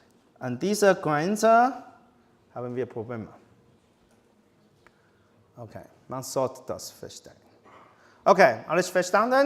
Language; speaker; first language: German; non-native, learner; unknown